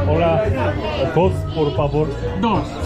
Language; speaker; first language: Spanish; non-native, learner; Korean